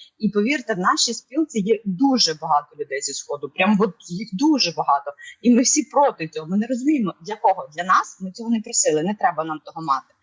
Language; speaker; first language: Ukrainian; non-native, local second language; Russian